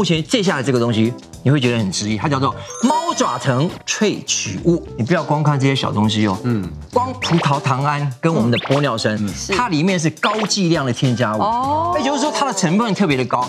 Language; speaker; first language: Chinese; native; Chinese